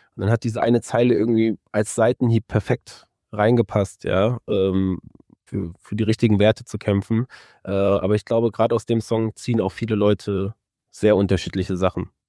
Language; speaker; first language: German; native; German